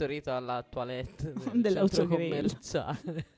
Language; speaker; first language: Italian; native; Italian